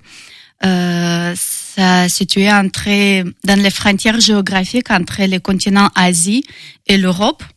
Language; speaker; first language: French; non-native, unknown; Russian